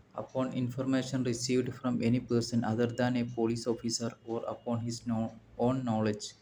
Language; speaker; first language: English; non-native, local second language; Malayalam